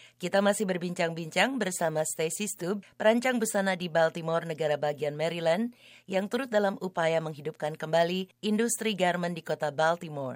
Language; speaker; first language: Indonesian; native; Indonesian